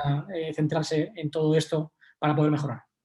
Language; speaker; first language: Spanish; native; Spanish